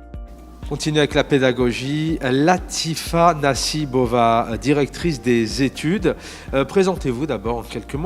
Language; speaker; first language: French; native; French